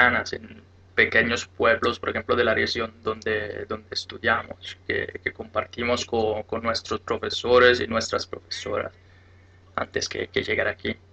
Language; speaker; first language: Spanish; non-native, fluent; Italian